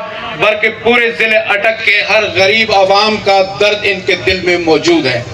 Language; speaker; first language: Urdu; non-native, local second language; Punjabi